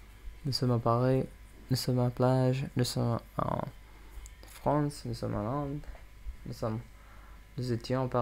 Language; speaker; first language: French; non-native, learner; English